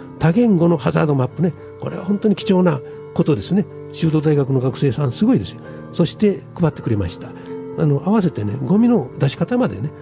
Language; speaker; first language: Japanese; native; Japanese